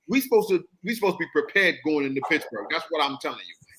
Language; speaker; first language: English; native; English